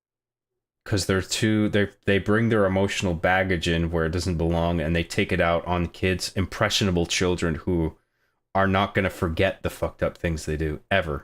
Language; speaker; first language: English; native; English